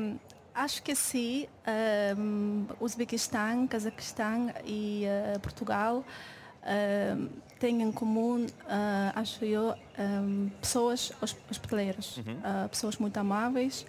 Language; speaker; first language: Portuguese; non-native, fluent; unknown